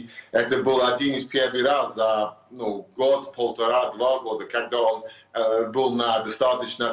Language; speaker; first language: Russian; non-native, fluent; English